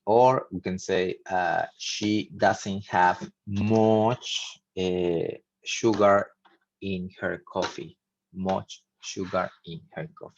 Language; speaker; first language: English; non-native, fluent; Spanish